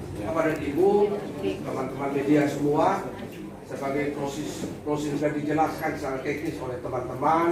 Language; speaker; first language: Indonesian; native; Indonesian